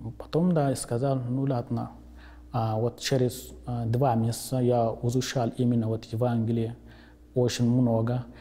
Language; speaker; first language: Russian; non-native, fluent; Arabic